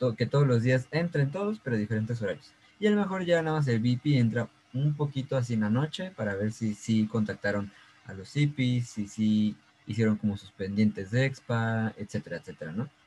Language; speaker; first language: Spanish; native; Spanish